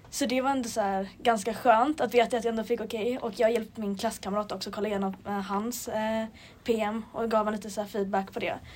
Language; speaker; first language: Swedish; native; Swedish